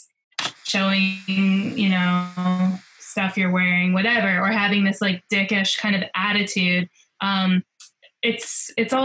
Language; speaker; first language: English; native; English